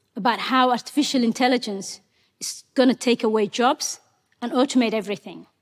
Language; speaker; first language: English; non-native, fluent; Somali